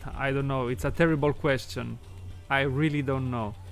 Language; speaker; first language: English; non-native, fluent; Italian